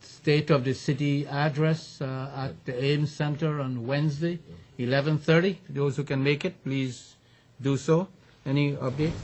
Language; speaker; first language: English; native; English